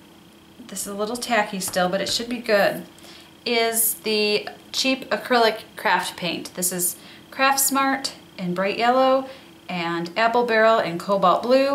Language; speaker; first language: English; native; English